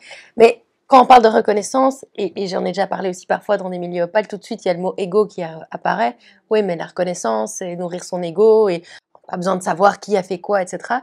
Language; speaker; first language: French; native; French